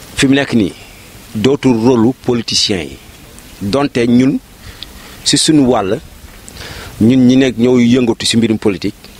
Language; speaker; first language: Wolof; native; Wolof